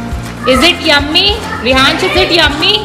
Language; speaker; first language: English; non-native, local second language; Hindi